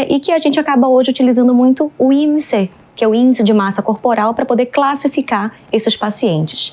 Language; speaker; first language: Portuguese; native; Portuguese